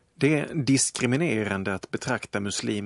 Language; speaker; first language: Swedish; non-native, fluent; Arabic